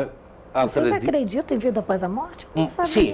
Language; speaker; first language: Portuguese; native; Portuguese